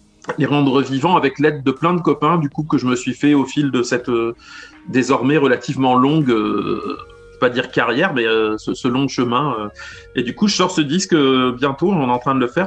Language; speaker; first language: French; native; French